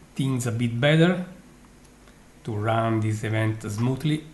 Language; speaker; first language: English; non-native, fluent; Italian